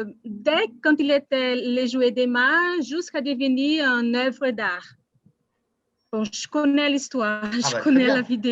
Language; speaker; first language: French; non-native, fluent; Portuguese